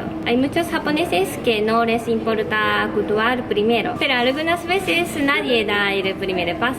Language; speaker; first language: Spanish; non-native, fluent; Japanese